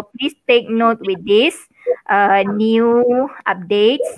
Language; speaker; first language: English; non-native, local second language; Malay